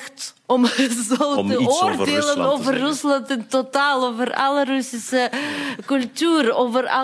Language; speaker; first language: Dutch; non-native, fluent; Russian